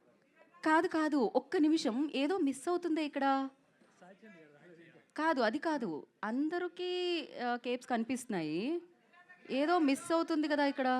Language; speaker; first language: Telugu; native; Telugu